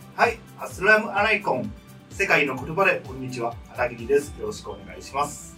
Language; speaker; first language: Japanese; native; Japanese